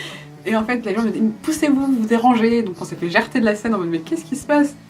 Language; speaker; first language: French; native; French